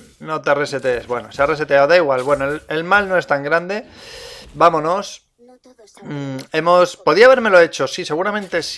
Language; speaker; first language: Spanish; native; Spanish